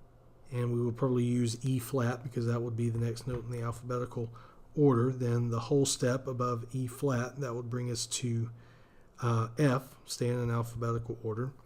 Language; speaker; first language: English; native; English